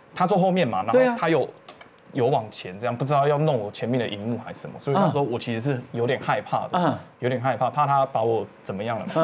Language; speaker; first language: Chinese; native; Chinese